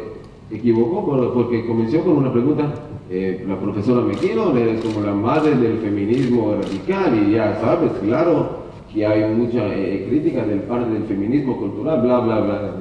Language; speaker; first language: Spanish; non-native, learner; Hebrew